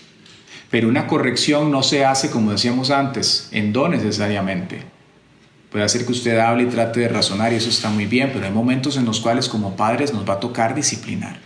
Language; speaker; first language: Spanish; native; Spanish